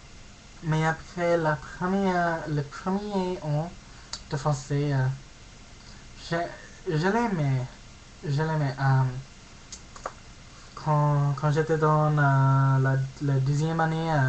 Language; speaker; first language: French; non-native, learner; English